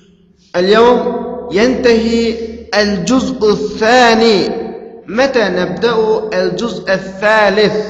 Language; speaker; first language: Arabic; non-native, fluent; Uyghur